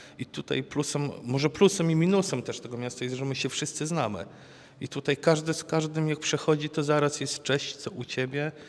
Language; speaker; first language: Polish; native; Polish